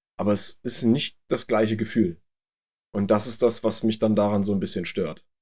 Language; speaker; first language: German; native; German